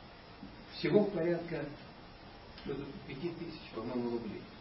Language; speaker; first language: Russian; native; Russian